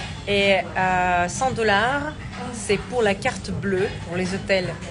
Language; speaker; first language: French; non-native, fluent; Russian